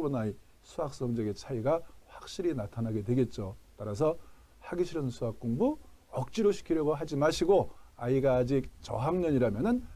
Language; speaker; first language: Korean; native; Korean